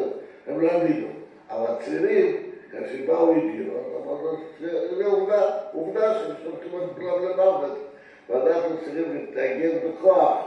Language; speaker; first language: Hebrew; non-native, fluent; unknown